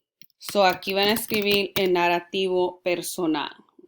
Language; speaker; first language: Spanish; early bilingual, heritage; Spanish